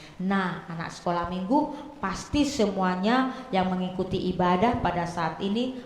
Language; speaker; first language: Indonesian; native; Indonesian